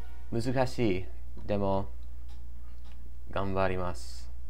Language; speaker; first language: Japanese; non-native, learner; English